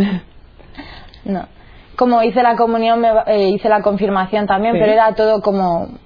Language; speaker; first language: Spanish; native; Spanish